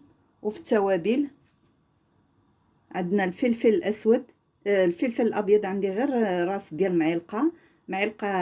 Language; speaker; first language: Arabic; native; Arabic